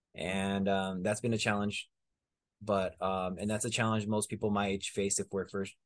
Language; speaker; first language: English; early bilingual, other home language; Spanish